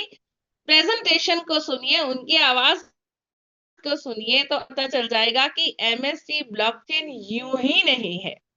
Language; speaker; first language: Hindi; native; Hindi